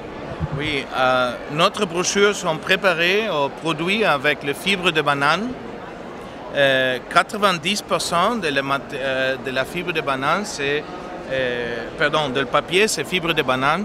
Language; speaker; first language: French; non-native, fluent; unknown